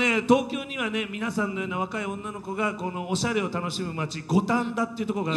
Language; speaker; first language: Japanese; native; Japanese